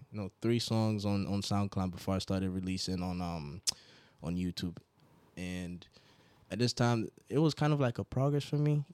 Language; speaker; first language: English; non-native, local second language; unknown